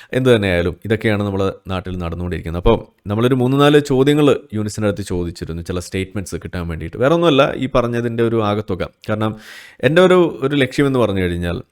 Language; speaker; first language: Malayalam; native; Malayalam